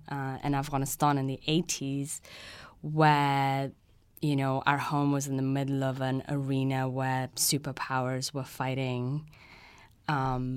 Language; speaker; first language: English; early bilingual, other home language; Persian